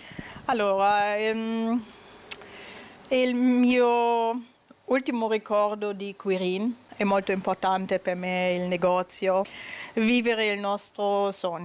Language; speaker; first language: Italian; non-native, learner; German